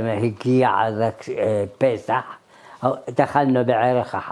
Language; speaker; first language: Hebrew; early bilingual, other home language; Arabic